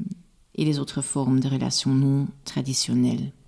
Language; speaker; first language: French; non-native, local second language; Dutch